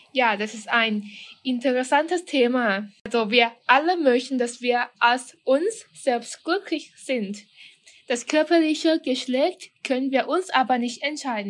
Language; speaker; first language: German; non-native, fluent; Thai